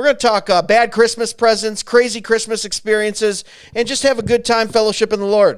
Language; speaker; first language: English; native; English